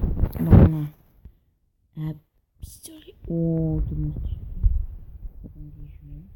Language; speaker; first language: French; native; French